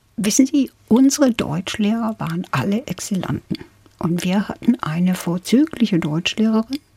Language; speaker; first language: German; non-native, fluent; English